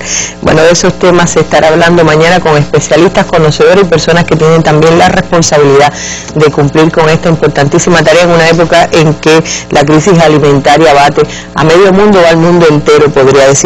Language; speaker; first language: Spanish; native; Spanish